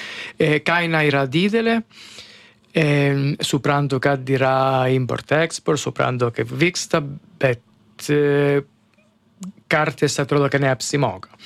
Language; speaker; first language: Lithuanian; non-native, learner; Italian